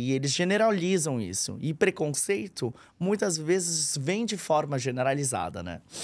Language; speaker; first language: Portuguese; early bilingual, other home language; Korean